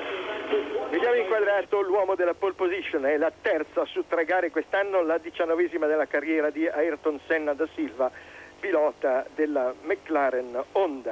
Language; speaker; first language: Italian; native; Italian